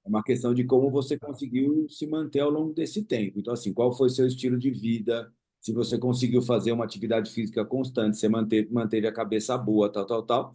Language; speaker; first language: Portuguese; native; Portuguese